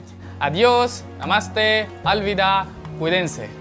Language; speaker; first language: Spanish; non-native, learner; Hindi